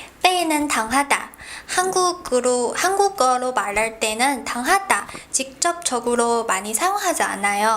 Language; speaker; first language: Korean; non-native, fluent; Chinese